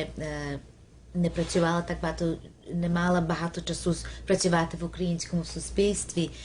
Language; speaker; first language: Ukrainian; early bilingual, heritage; Ukrainian